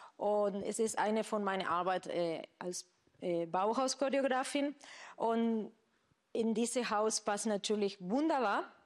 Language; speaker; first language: German; non-native, fluent; Spanish